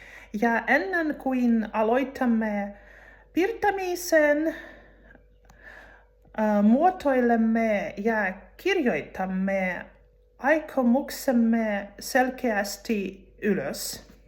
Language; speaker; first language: Finnish; non-native, learner; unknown